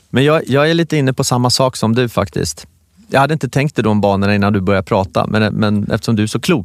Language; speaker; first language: Swedish; native; Swedish